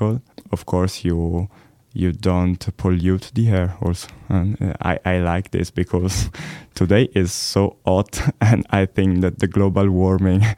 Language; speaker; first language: English; non-native, learner; Italian